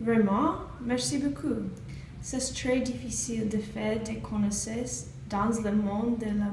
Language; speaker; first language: French; non-native, learner; English